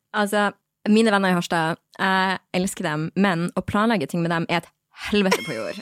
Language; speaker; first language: Norwegian; native; Norwegian